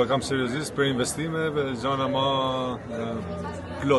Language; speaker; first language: Albanian; early bilingual, heritage; Albanian